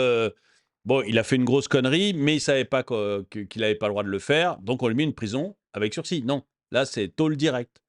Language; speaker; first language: French; native; French